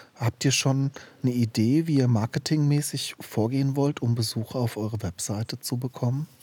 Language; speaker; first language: German; native; German